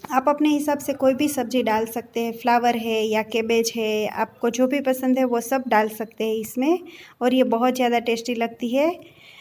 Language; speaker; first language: Hindi; non-native, local second language; Gujarati